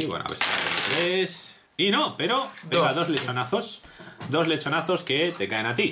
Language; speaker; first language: Spanish; native; Spanish